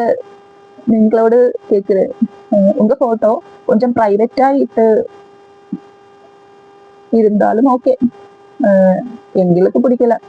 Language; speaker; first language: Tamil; non-native, learner; Malayalam